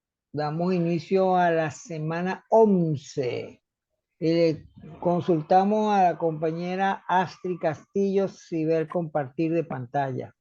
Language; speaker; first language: Spanish; native; Spanish